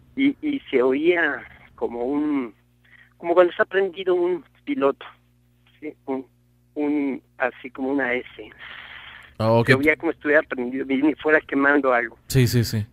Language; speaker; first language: Spanish; native; Spanish